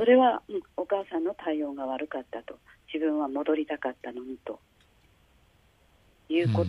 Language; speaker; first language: Japanese; native; Japanese